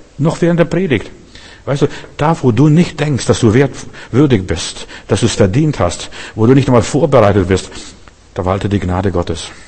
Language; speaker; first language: German; early bilingual, heritage; German